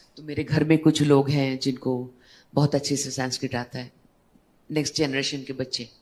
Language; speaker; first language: Hindi; non-native, local second language; Bangla